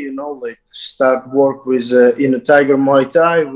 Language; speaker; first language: English; non-native, learner; Azerbaijani